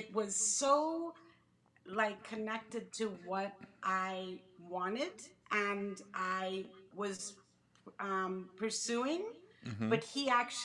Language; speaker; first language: English; early bilingual, other home language; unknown